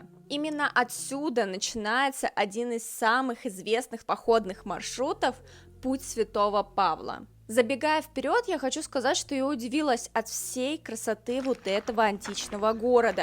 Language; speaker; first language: Russian; native; Russian